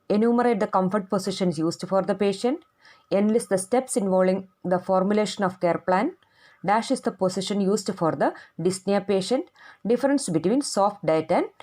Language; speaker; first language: English; non-native, local second language; Malayalam